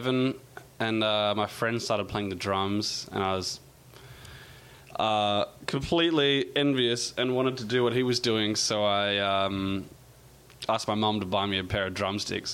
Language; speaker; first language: English; native; English